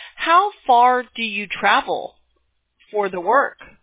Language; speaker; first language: English; native; English